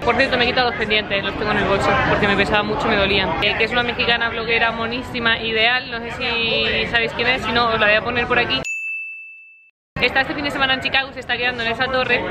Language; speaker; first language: Spanish; native; Spanish